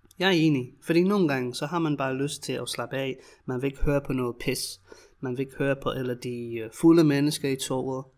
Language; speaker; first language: Danish; native; Danish